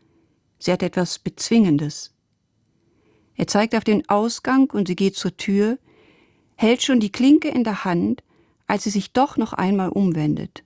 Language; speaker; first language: German; native; German